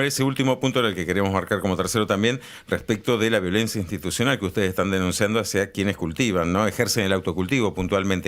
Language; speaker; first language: Spanish; native; Spanish